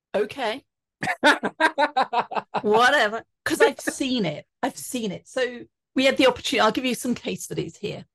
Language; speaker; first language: English; native; English